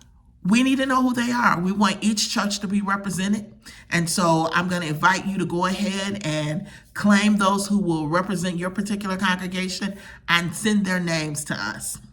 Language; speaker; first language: English; native; English